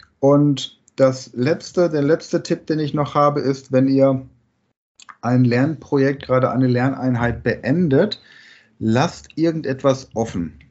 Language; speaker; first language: German; native; German